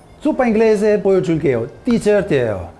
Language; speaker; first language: Korean; non-native, learner; Italian